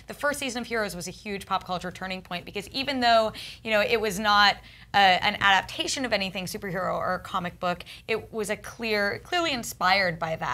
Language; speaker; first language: English; native; English